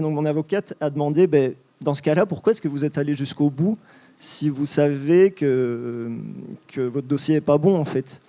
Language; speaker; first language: French; native; French